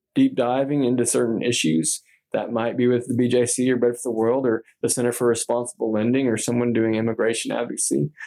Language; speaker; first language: English; native; English